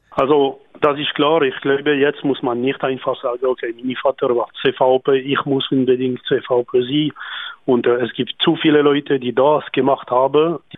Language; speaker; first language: German; non-native, local second language; French